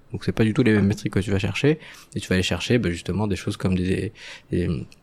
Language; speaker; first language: French; non-native, local second language; Arabic